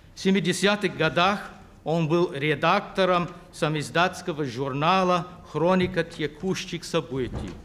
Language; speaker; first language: Russian; non-native, fluent; English